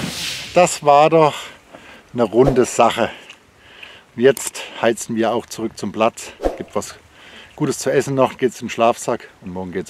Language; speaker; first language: German; native; German